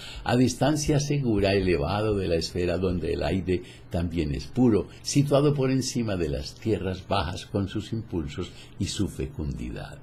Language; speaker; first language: Spanish; native; Spanish